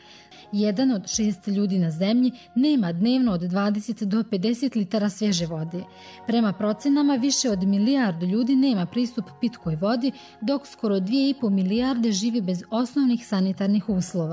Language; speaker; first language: Serbian; native; Serbian